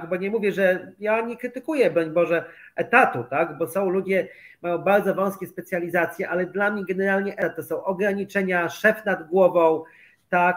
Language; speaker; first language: Polish; native; Polish